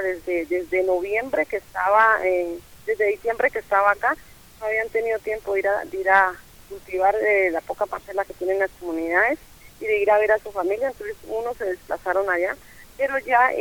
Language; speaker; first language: Spanish; native; Spanish